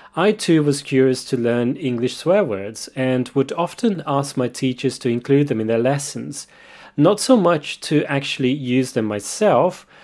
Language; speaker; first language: English; non-native, fluent; Portuguese